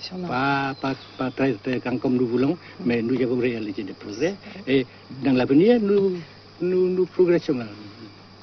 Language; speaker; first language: French; non-native, fluent; Vietnamese